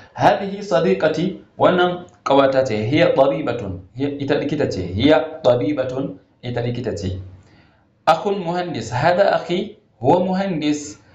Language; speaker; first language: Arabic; non-native, fluent; Hausa